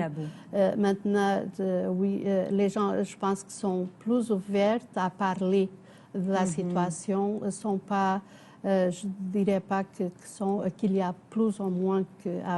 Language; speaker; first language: French; non-native, fluent; Portuguese